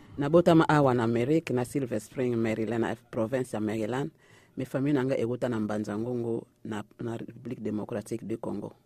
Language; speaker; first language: Lingala; early bilingual, heritage; Lingala